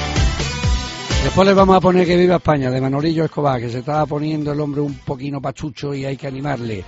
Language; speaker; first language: Spanish; native; Spanish